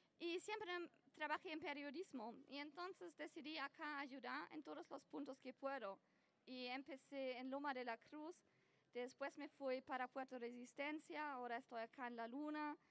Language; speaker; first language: Spanish; non-native, fluent; German